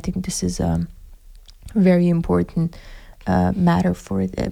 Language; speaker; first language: English; non-native, fluent; Persian